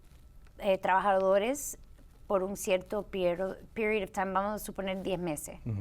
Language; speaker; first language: Spanish; early bilingual, heritage; Spanish